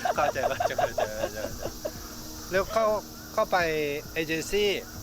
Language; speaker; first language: Thai; non-native, learner; Japanese